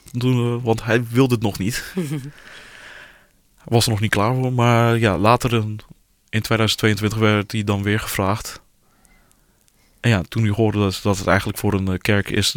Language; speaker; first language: Dutch; non-native, fluent; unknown